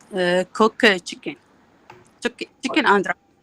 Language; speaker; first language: English; non-native, learner; Arabic